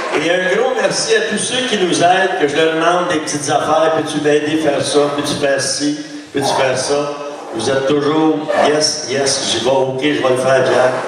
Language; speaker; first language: French; native; French